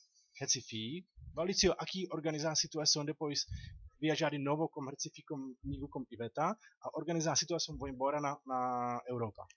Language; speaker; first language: Portuguese; non-native, learner; Czech